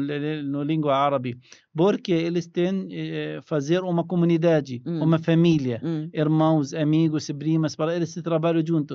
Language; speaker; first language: Portuguese; non-native, learner; Arabic